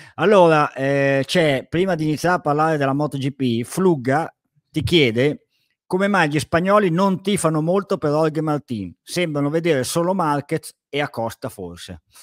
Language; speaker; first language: Italian; native; Italian